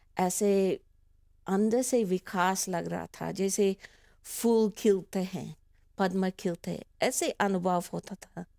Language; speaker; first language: Hindi; non-native, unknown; English